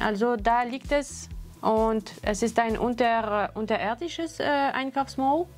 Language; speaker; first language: German; non-native, fluent; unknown